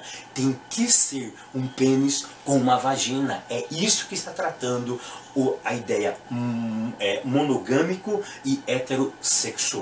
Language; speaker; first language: Portuguese; native; Portuguese